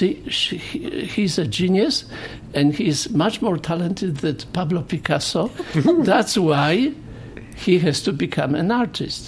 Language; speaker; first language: English; non-native, fluent; Polish